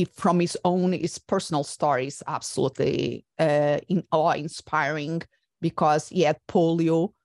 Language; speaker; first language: English; non-native, fluent; Portuguese